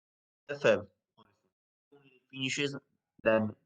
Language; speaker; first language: English; non-native, learner; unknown